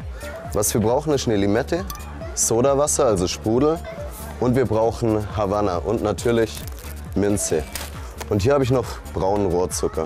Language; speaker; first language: German; native; German